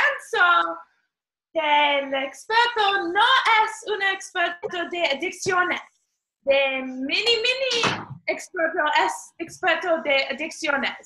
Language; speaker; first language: Spanish; non-native, learner; English